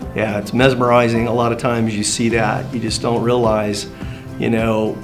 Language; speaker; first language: English; native; English